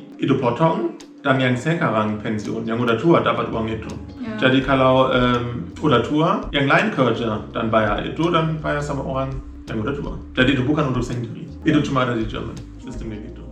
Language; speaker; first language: Indonesian; non-native, fluent; German